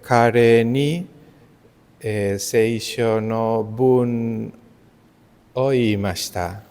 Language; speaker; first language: Japanese; non-native, learner; Spanish